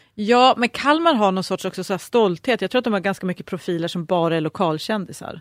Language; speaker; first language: Swedish; native; Swedish